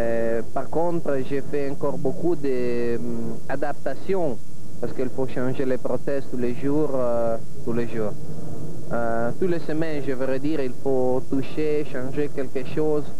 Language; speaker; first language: French; non-native, fluent; Italian